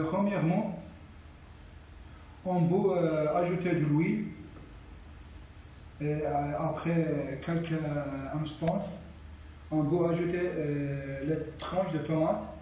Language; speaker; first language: French; non-native, learner; Arabic